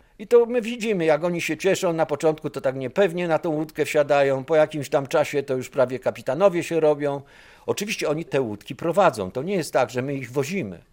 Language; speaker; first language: Polish; native; Polish